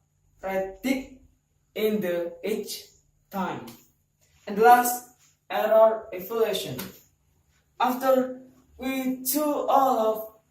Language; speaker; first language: English; non-native, learner; Indonesian